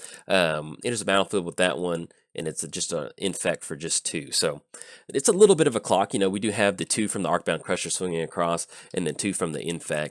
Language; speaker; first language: English; native; English